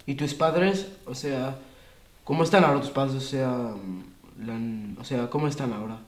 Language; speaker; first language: Spanish; non-native, local second language; Catalan